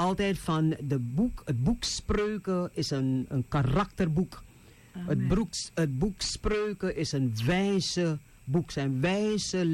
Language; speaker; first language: Dutch; native; Dutch